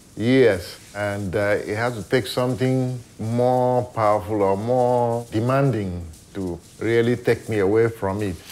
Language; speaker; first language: English; non-native, local second language; Ewe